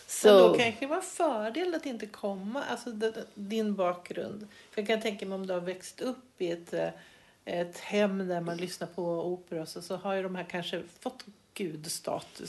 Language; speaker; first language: Swedish; native; Swedish